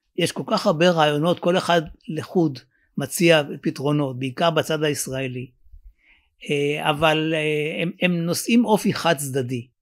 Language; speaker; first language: Hebrew; native; Hebrew